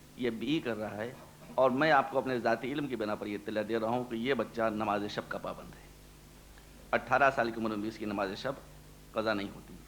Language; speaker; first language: Urdu; native; Urdu